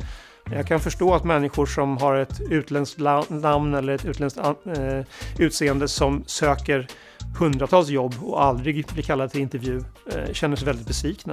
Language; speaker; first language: Swedish; native; Swedish